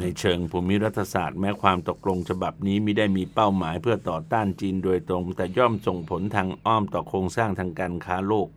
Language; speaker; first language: Thai; native; Thai